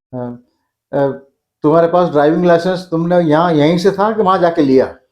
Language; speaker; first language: Hindi; native; Hindi